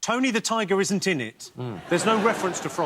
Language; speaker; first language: English; native; English